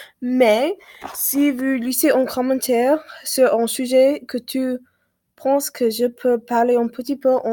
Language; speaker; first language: French; non-native, learner; English